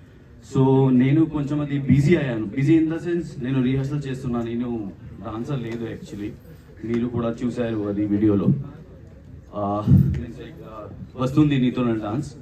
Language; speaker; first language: Telugu; non-native, learner; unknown